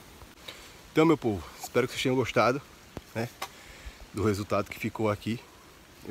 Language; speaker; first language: Portuguese; native; Portuguese